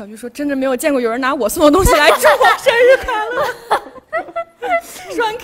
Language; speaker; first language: Chinese; native; Chinese